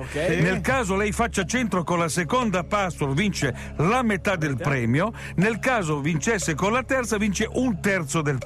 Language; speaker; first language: Italian; native; Italian